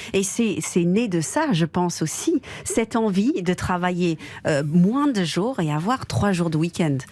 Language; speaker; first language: French; non-native, fluent; Swedish